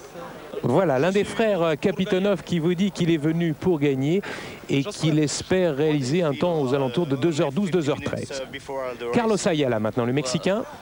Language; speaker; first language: French; native; French